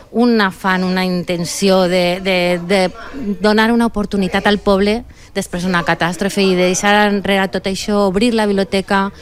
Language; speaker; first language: Catalan; non-native, local second language; Spanish